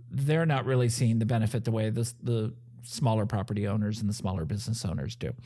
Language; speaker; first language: English; native; English